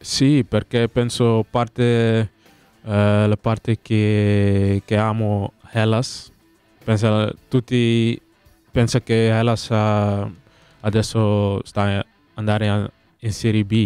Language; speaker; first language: Italian; non-native, learner; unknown